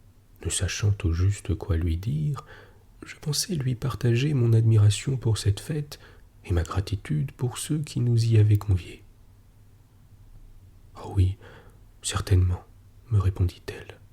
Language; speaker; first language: French; native; French